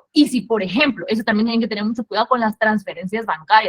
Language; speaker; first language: Spanish; native; Spanish